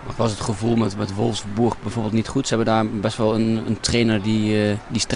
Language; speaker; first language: Dutch; native; Dutch